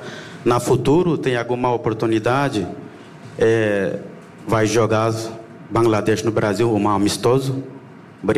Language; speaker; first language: Portuguese; non-native, learner; Bangla